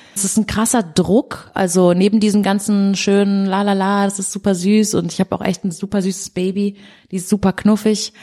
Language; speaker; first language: German; early bilingual, other home language; Portuguese